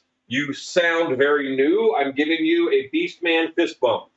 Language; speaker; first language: English; native; English